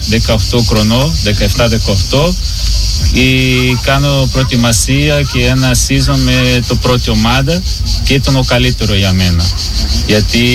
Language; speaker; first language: Greek; non-native, learner; Portuguese